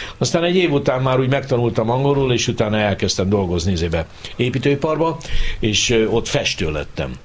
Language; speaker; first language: Hungarian; native; Hungarian